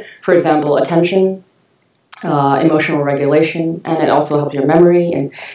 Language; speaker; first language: English; non-native, local second language; Cantonese